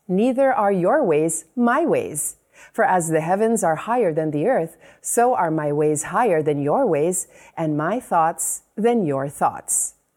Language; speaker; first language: English; non-native, local second language; Filipino